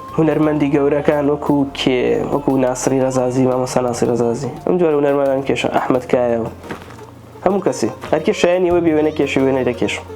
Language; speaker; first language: Central Kurdish; native; Central Kurdish